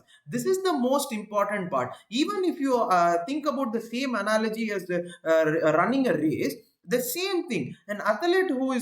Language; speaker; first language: English; non-native, local second language; Tamil